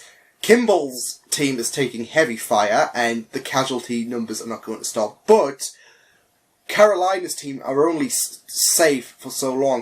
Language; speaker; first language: English; native; English